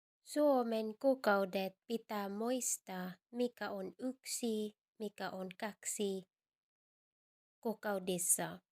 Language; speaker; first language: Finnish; non-native, learner; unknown